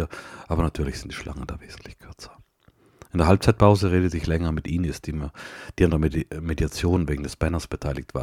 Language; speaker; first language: German; native; German